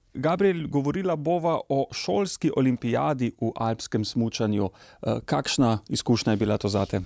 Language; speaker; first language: Slovenian; native; Slovenian